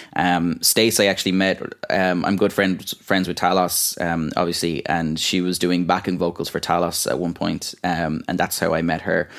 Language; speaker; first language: English; native; English